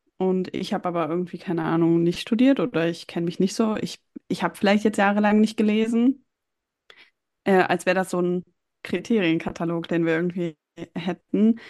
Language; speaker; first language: German; native; German